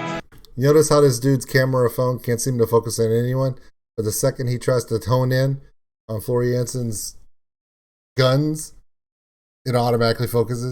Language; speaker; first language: English; native; English